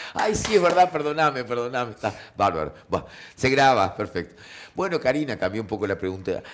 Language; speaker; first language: Spanish; native; Spanish